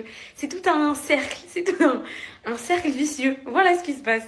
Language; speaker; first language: French; native; French